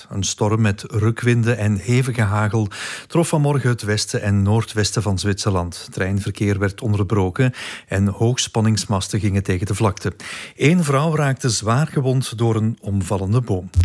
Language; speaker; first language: Dutch; native; Dutch